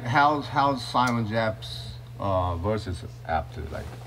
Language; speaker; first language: English; non-native, fluent; Japanese